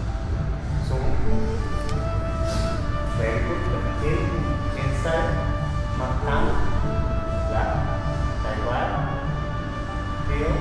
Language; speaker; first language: Vietnamese; non-native, learner; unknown